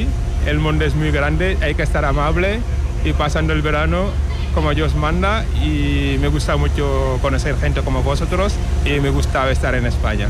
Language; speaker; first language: Spanish; non-native, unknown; Wolof